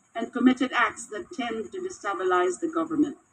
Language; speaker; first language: English; non-native, local second language; Filipino